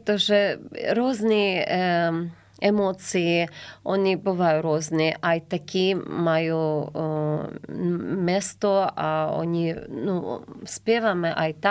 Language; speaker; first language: Slovak; non-native, learner; Ukrainian